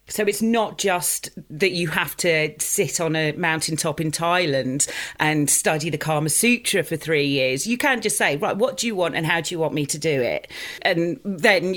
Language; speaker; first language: English; native; English